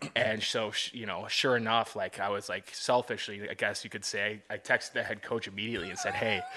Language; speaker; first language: English; native; English